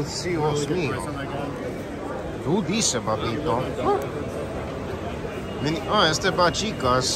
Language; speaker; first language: Spanish; early bilingual, heritage; English